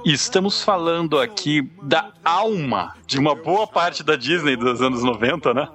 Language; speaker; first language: Portuguese; native; Portuguese